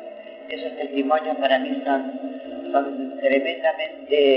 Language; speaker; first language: Spanish; native; Spanish